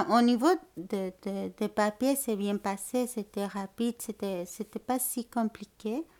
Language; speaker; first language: French; non-native, fluent; Spanish